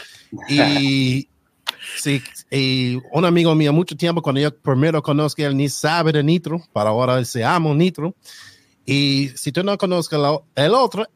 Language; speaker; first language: Spanish; non-native, learner; English